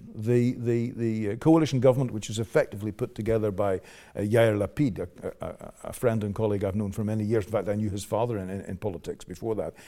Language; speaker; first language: English; native; English